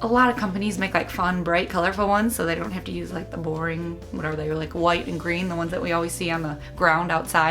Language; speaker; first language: English; native; English